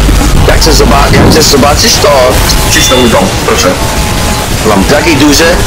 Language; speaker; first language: Polish; early bilingual, heritage; Polish